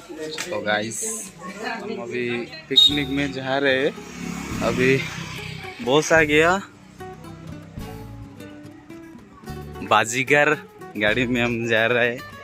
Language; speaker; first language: Hindi; non-native, local second language; Odia